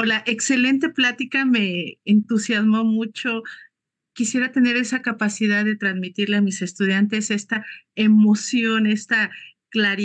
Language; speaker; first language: Spanish; native; Spanish